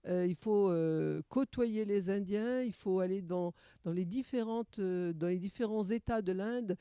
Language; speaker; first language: French; native; French